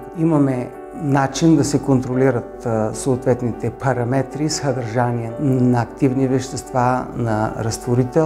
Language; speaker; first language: Bulgarian; native; Bulgarian